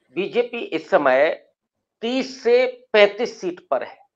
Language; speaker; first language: Hindi; native; Hindi